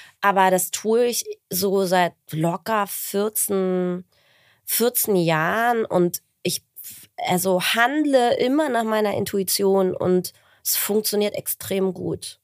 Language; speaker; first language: German; native; German